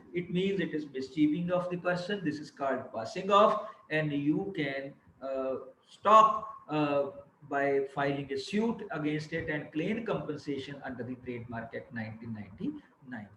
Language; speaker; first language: English; non-native, local second language; Punjabi